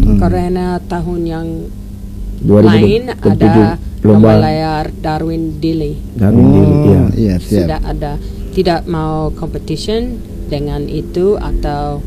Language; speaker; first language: Indonesian; non-native, learner; English